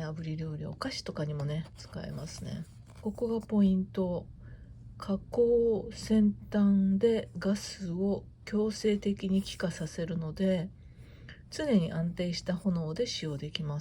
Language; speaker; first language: Japanese; native; Japanese